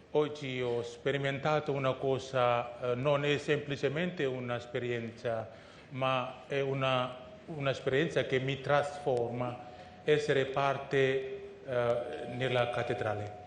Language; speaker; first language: Italian; non-native, fluent; Indonesian